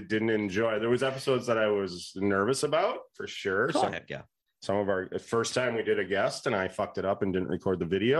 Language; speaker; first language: English; native; English